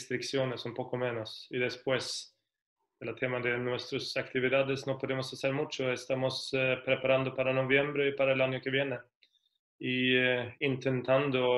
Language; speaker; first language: Spanish; non-native, fluent; Swedish